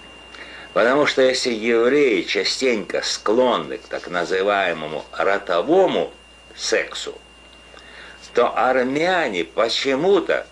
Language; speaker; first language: Russian; native; Russian